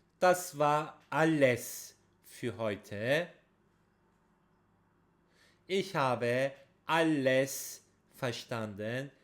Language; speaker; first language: German; non-native, fluent; Turkish